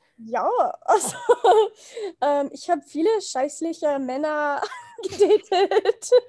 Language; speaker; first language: German; non-native, learner; English